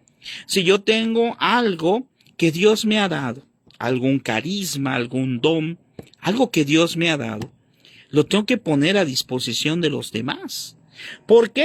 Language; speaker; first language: Spanish; native; Spanish